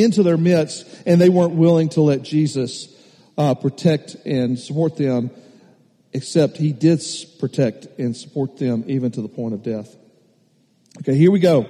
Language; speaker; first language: English; native; English